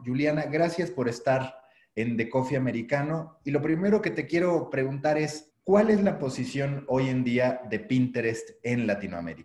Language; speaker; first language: Spanish; native; Spanish